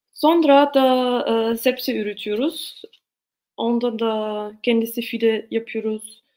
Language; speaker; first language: Turkish; non-native, fluent; German